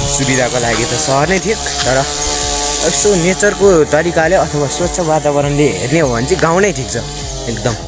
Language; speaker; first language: Nepali; non-native, local second language; Sherpa